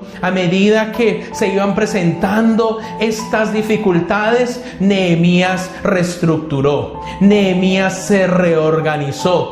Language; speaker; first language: Spanish; native; Spanish